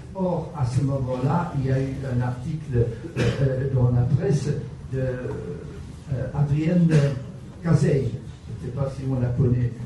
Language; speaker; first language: French; native; French